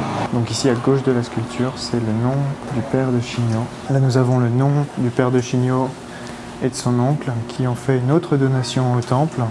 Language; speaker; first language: French; native; French